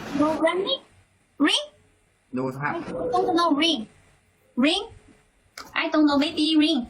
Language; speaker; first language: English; non-native, learner; Thai